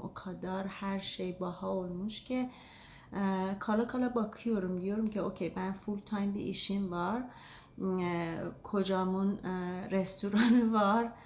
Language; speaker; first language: Turkish; non-native, learner; Azerbaijani